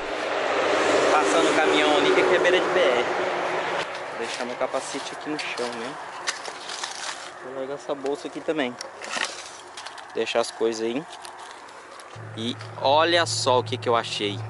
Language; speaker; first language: Portuguese; native; Portuguese